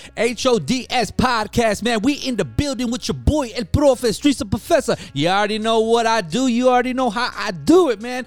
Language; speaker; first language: English; early bilingual, other home language; Spanish